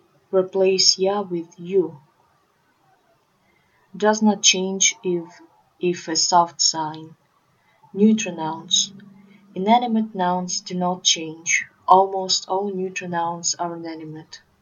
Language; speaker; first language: English; non-native, fluent; Russian